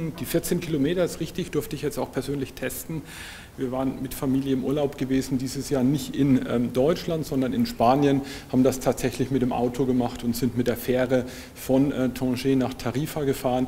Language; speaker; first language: German; native; German